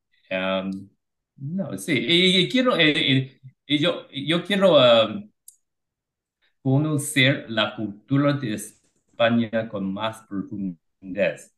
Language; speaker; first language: Spanish; non-native, learner; English